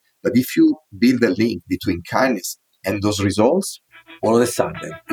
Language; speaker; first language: English; non-native, fluent; Italian